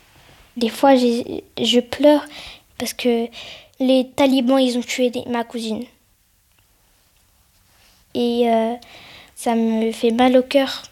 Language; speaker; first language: French; early bilingual, other home language; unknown